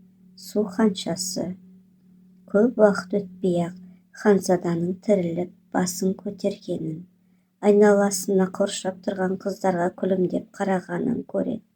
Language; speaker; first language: Kazakh; native; Kazakh